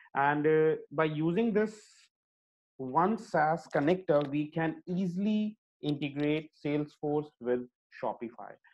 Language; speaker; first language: English; non-native, local second language; Hindi